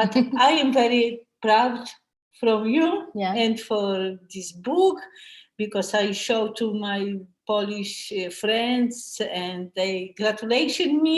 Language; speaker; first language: English; non-native, learner; Polish